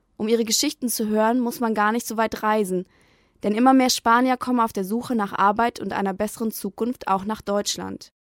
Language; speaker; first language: German; native; German